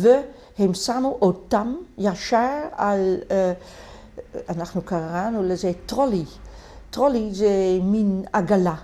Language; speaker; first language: Hebrew; non-native, fluent; Dutch